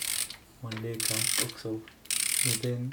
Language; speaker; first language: Swedish; non-native, learner; Arabic